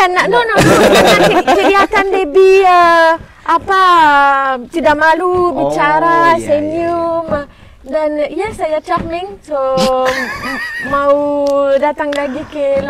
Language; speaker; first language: Indonesian; non-native, learner; French